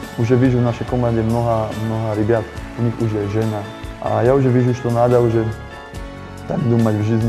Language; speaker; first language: Russian; non-native, learner; Slovak